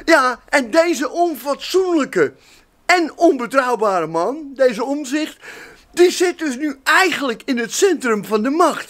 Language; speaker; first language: Dutch; native; Dutch